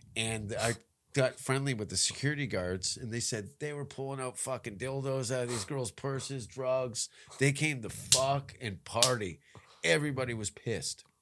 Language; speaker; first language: English; native; English